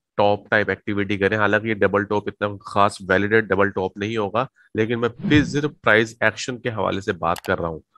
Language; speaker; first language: Urdu; native; Urdu